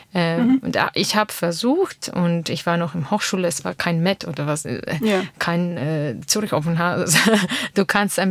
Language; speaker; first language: German; non-native, learner; Armenian